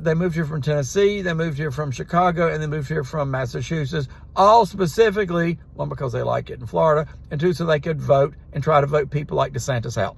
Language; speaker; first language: English; native; English